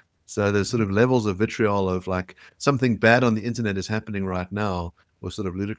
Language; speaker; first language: English; native; English